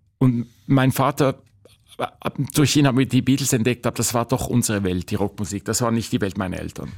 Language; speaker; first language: German; native; German